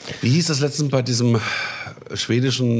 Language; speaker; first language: German; native; German